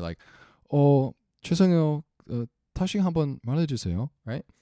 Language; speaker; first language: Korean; non-native, learner; English